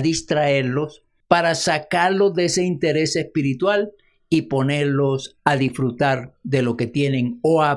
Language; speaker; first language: Spanish; native; Spanish